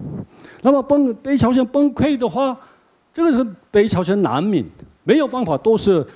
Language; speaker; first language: Chinese; non-native, learner; Korean